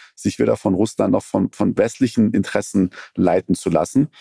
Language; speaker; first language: German; early bilingual, other home language; Persian